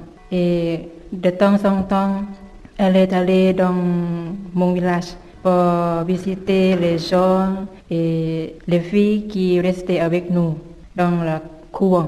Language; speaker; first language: French; non-native, learner; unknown